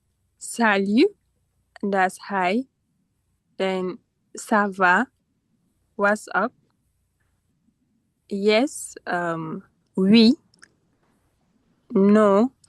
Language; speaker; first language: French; non-native, learner; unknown